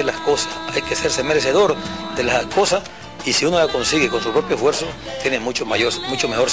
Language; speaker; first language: Spanish; native; Spanish